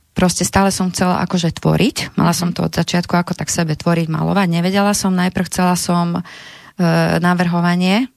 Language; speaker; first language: Slovak; native; Slovak